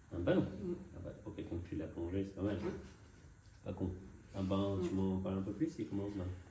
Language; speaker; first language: French; native; French